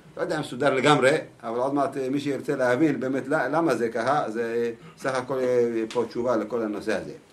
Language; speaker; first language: Hebrew; native; Hebrew